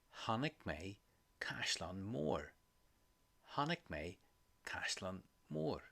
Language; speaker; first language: Irish; non-native, local second language; English